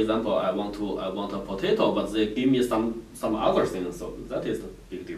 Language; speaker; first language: English; non-native, learner; Chinese